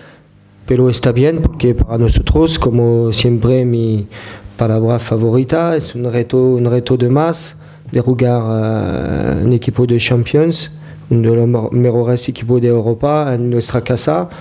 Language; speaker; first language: Spanish; non-native, fluent; French